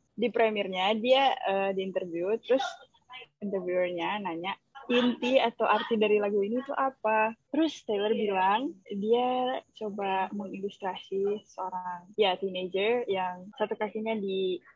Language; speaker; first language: Indonesian; non-native, local second language; English